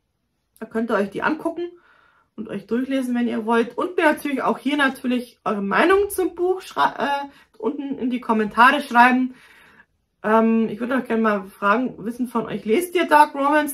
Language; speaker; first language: German; native; German